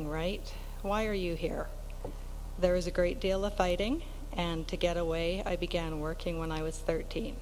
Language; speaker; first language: English; native; English